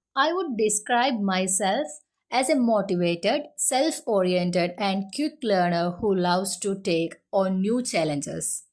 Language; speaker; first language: English; non-native, local second language; Malayalam